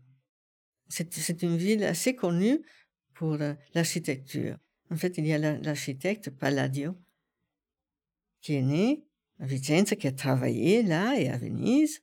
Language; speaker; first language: French; non-native, fluent; Italian